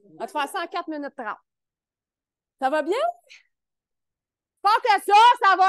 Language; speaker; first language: French; native; French